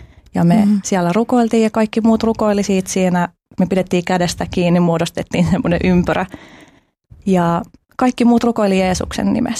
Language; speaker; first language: Finnish; early bilingual, other home language; Albanian